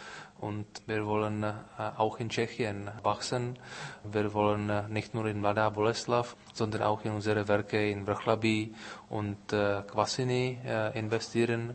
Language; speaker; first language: German; non-native, fluent; Czech